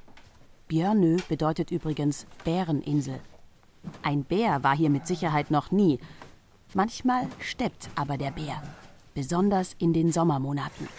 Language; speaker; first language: German; native; German